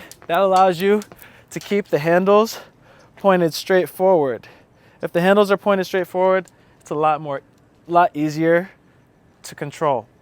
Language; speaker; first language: English; native; English